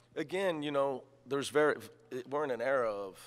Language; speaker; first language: English; native; English